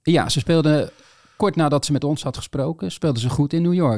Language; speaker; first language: Dutch; native; Dutch